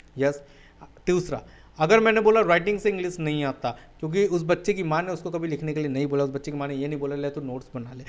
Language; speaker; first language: Hindi; native; Hindi